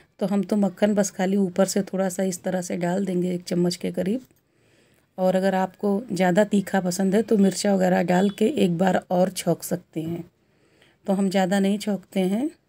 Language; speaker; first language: Hindi; native; Hindi